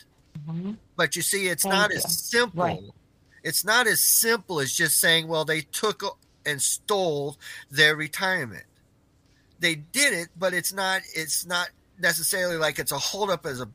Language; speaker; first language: English; native; English